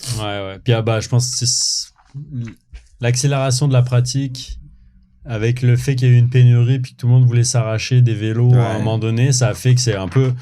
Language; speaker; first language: French; native; French